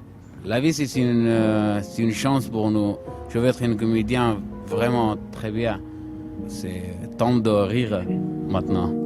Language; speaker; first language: French; non-native, learner; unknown